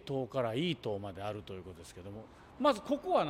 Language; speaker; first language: Japanese; native; Japanese